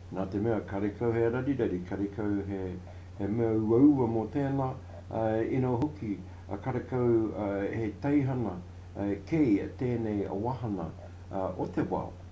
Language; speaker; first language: Māori; non-native, local second language; English